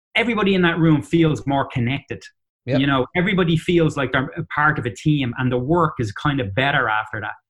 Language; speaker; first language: English; native; English